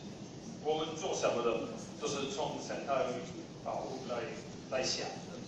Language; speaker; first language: Chinese; non-native, fluent; English